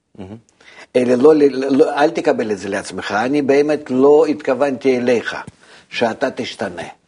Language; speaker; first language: Hebrew; non-native, fluent; Russian